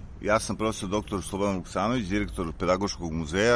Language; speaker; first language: Serbian; native; Serbian